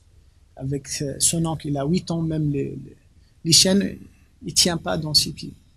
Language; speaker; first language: French; non-native, local second language; Arabic